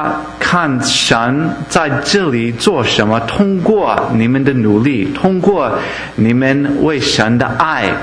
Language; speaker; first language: Chinese; non-native, fluent; English